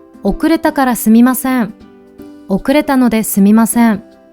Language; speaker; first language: Japanese; non-native, fluent; Korean